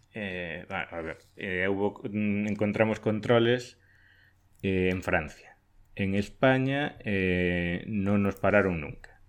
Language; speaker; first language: Galician; native; Galician